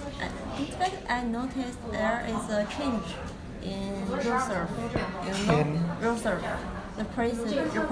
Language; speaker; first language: English; non-native, learner; Chinese